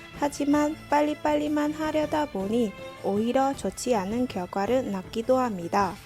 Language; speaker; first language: Korean; non-native, learner; Vietnamese